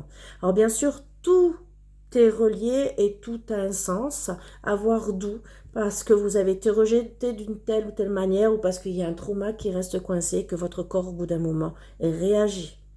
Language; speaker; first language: French; native; French